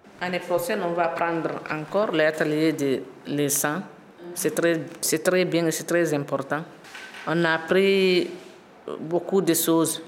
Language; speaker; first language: French; non-native, learner; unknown